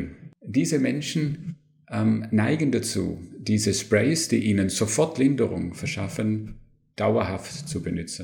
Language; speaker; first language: German; native; German